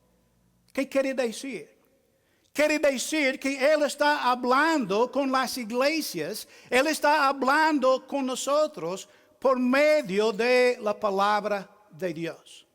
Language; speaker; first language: Spanish; non-native, fluent; English